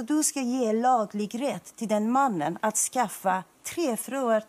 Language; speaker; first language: Swedish; non-native, fluent; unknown